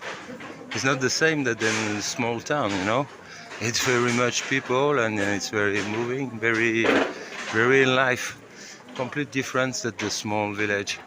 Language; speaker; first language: English; non-native, learner; French